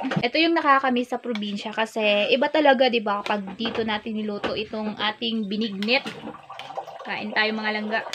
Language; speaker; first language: Filipino; non-native, local second language; Cebuano